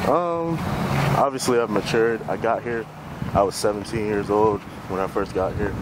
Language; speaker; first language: English; native; English